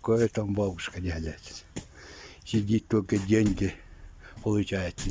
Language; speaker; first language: Russian; non-native, local second language; Yakut